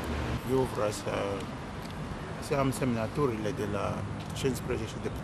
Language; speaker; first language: Romanian; non-native, local second language; Russian